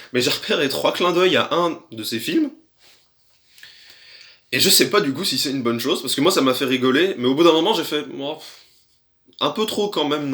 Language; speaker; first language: French; native; French